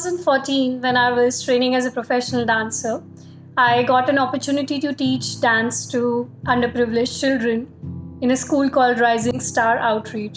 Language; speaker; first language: English; non-native, local second language; Hindi